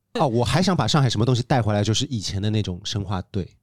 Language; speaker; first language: Chinese; non-native, local second language; Wu Chinese